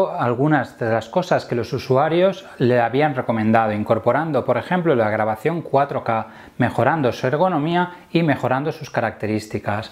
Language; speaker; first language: Spanish; native; Spanish